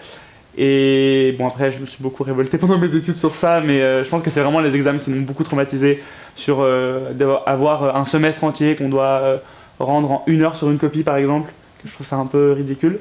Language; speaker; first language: French; native; French